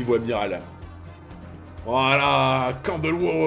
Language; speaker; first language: French; native; French